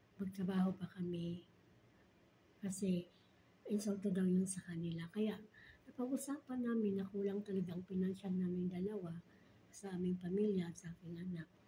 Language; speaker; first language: Filipino; non-native, local second language; Cebuano